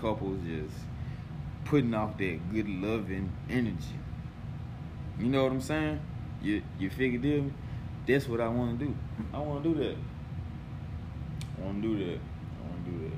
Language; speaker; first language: English; native; English